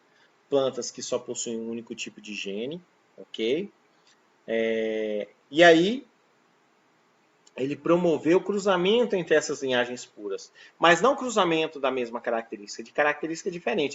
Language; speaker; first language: Portuguese; native; Portuguese